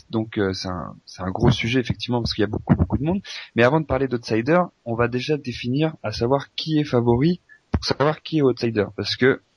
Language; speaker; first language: French; native; French